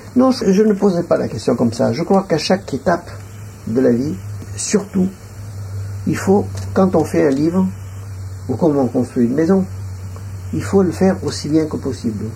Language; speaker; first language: French; non-native, local second language; Arabic